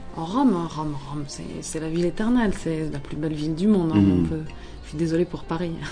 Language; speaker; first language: French; non-native, fluent; Italian